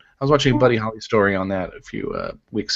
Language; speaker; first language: English; native; English